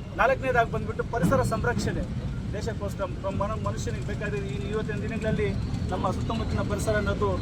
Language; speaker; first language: Kannada; non-native, local second language; Telugu